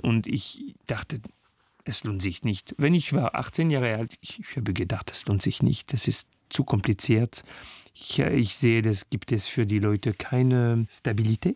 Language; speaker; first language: German; non-native, learner; French